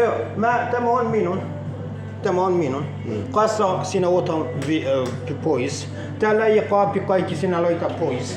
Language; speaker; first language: Finnish; non-native, learner; Turkish